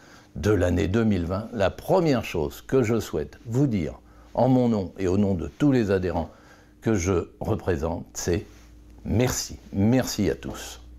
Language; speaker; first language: French; native; French